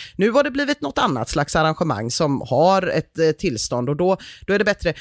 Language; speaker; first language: Swedish; native; Swedish